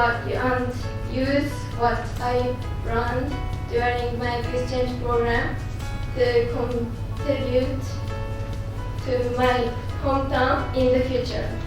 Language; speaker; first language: English; non-native, learner; Japanese